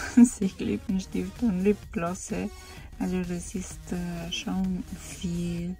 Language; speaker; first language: German; non-native, fluent; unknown